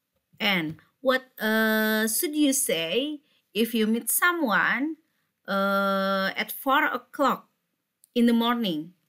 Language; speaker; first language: English; non-native, fluent; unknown